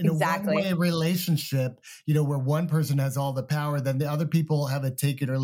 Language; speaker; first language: English; native; English